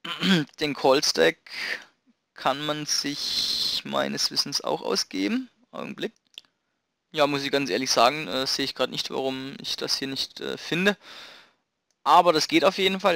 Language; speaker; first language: German; native; German